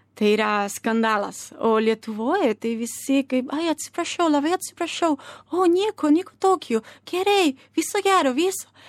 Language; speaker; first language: Lithuanian; non-native, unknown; Spanish